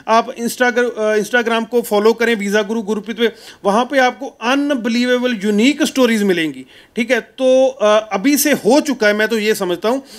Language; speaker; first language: Hindi; non-native, local second language; Punjabi